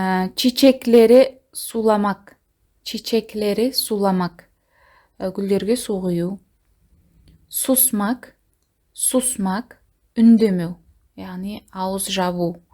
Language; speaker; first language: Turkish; non-native, fluent; Kazakh